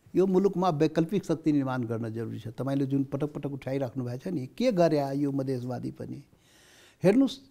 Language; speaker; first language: Nepali; non-native, local second language; Maithili